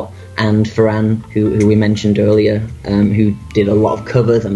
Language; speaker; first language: English; native; English